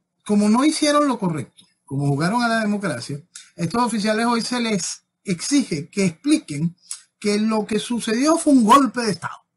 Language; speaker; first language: Spanish; native; Spanish